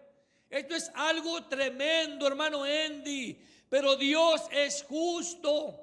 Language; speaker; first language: Spanish; native; Spanish